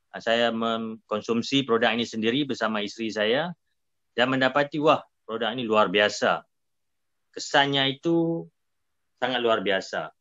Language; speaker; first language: Malay; native; Malay